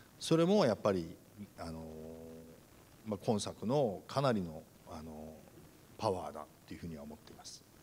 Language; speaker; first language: Japanese; native; Japanese